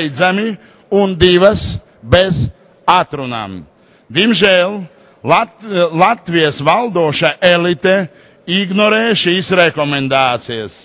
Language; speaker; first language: Latvian; non-native, local second language; Russian